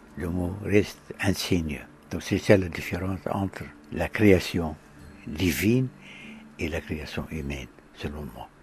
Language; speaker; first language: French; non-native, fluent; Arabic